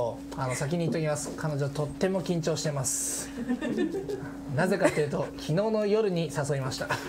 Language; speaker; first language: Japanese; native; Japanese